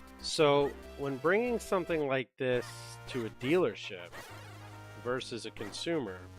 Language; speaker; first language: English; native; English